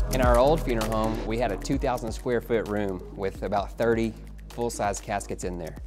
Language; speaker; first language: English; native; English